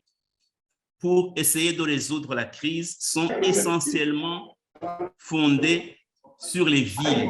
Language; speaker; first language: French; non-native, local second language; Rundi